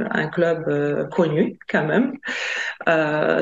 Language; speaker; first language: French; non-native, fluent; Latvian